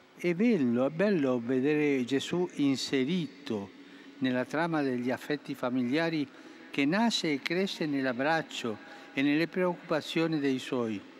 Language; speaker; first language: Italian; non-native, fluent; Spanish